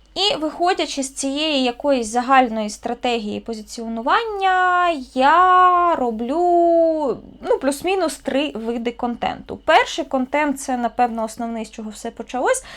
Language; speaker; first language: Ukrainian; non-native, local second language; Russian